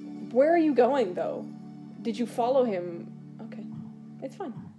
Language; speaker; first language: English; native; English